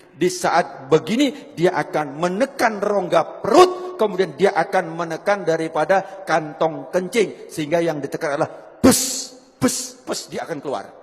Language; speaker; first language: Indonesian; non-native, local second language; Javanese